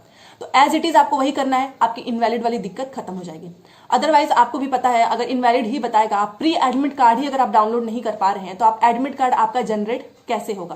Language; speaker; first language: Hindi; native; Hindi